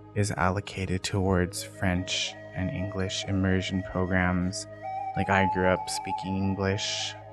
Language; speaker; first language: English; native; English